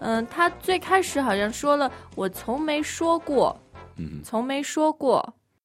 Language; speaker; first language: Chinese; native; Chinese